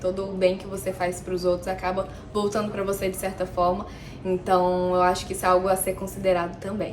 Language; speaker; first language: Portuguese; native; Portuguese